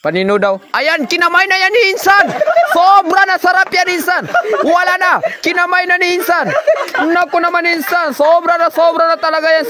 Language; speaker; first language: Filipino; non-native, local second language; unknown